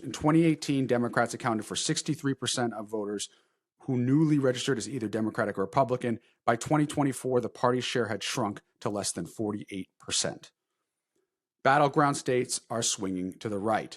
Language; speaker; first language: English; native; English